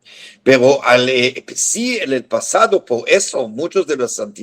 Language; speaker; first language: Spanish; non-native, fluent; Hebrew